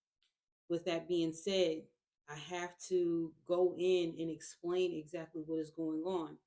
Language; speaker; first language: English; native; English